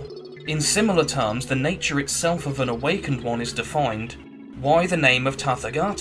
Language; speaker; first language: English; native; English